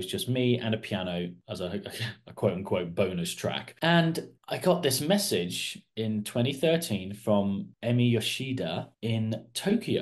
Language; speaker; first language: English; native; English